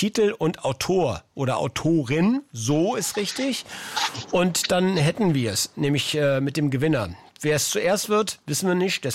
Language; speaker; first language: German; native; German